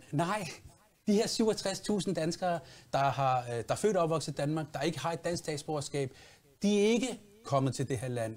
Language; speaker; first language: Danish; early bilingual, other home language; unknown